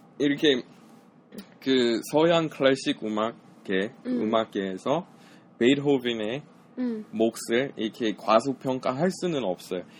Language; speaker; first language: Korean; non-native, fluent; English